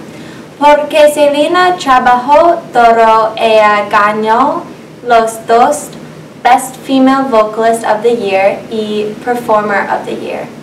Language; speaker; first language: Spanish; non-native, learner; English